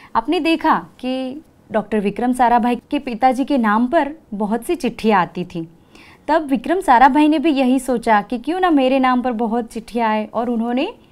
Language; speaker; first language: Hindi; non-native, local second language; Gujarati